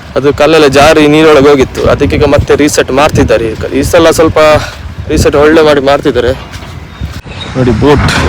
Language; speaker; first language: Kannada; native; Kannada